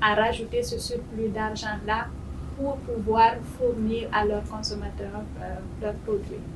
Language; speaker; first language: French; non-native, local second language; Fula